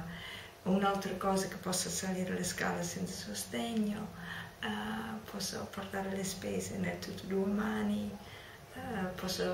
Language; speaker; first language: Italian; non-native, fluent; Dutch